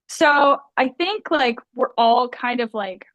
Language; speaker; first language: English; native; English